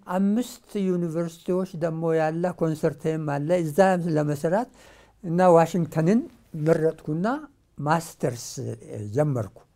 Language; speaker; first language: Amharic; non-native, local second language; Hadiyya